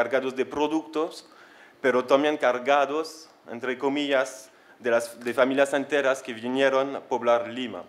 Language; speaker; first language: Spanish; non-native, fluent; French